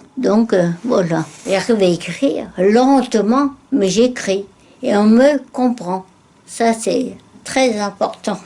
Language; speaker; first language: French; native; French